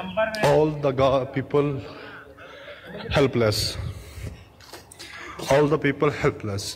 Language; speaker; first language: English; non-native, learner; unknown